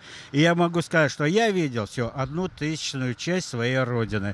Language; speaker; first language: Russian; native; Russian